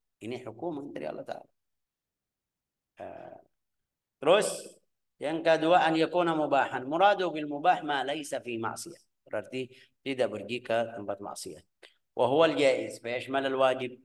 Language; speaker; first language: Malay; non-native, fluent; Arabic